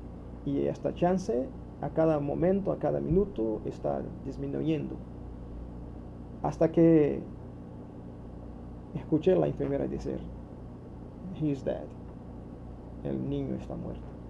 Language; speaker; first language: Spanish; non-native, learner; Portuguese